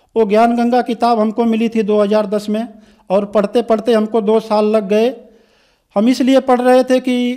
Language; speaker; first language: Hindi; native; Hindi